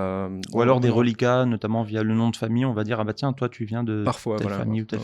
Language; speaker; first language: French; native; French